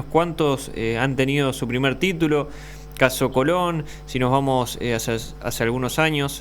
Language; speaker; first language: Spanish; native; Spanish